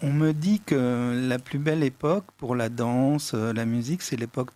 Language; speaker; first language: French; native; French